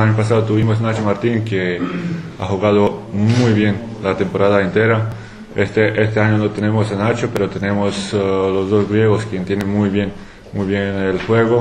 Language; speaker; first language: Spanish; non-native, fluent; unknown